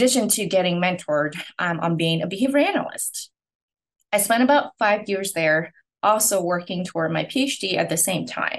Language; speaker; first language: English; non-native, local second language; Cantonese